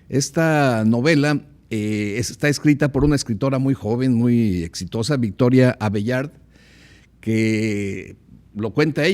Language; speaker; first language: Spanish; native; Spanish